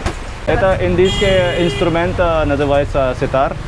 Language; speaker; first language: Russian; non-native, learner; Hindi